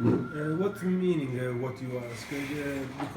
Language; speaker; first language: English; non-native, learner; Italian